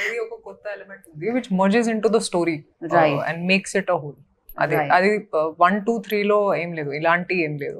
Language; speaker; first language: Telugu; non-native, fluent; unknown